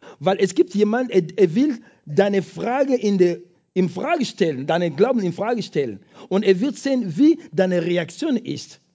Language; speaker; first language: German; non-native, fluent; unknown